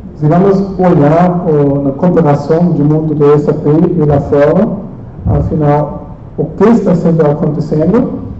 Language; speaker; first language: Portuguese; non-native, fluent; German